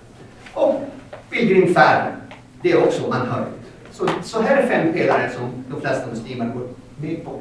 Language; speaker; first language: Swedish; non-native, fluent; Arabic